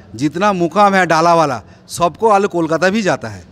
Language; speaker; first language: Hindi; non-native, local second language; Bangla